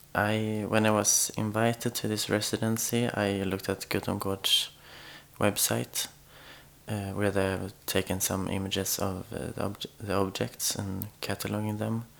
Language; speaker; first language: English; non-native, fluent; Swedish